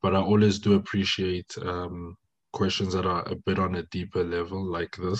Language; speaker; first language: English; non-native, local second language; French